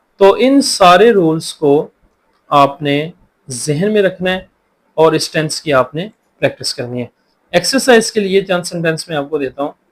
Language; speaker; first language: Urdu; non-native, local second language; Punjabi